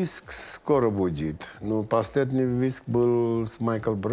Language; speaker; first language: Russian; non-native, local second language; Armenian